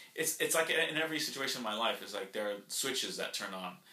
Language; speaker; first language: English; early bilingual, other home language; Spanish